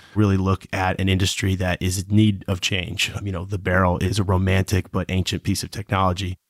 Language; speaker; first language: English; native; English